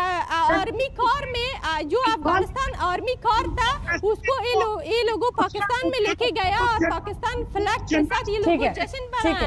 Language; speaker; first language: Hindi; non-native, learner; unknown